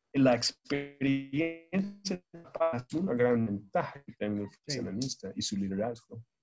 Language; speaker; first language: Spanish; non-native, fluent; English